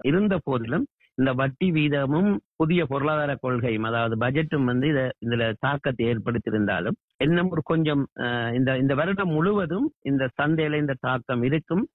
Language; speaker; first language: Tamil; native; Tamil